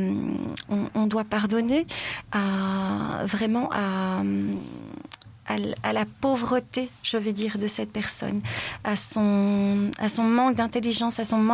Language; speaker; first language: French; native; French